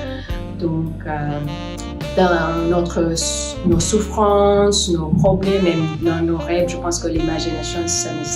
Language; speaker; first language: French; non-native, fluent; Filipino